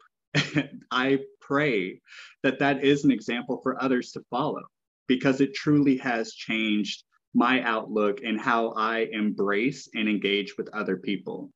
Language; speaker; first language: English; native; English